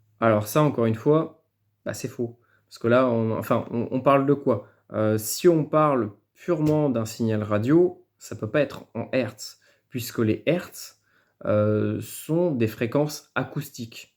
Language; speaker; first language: French; native; French